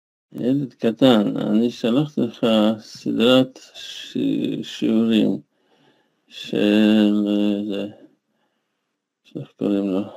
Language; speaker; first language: Hebrew; non-native, fluent; Russian